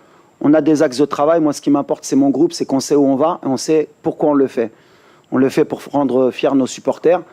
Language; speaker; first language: French; native; French